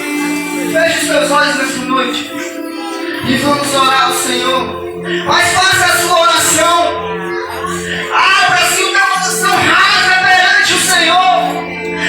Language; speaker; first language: Portuguese; native; Portuguese